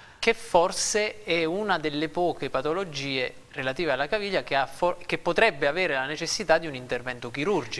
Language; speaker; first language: Italian; native; Italian